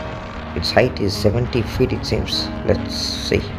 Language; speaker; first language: English; non-native, local second language; Telugu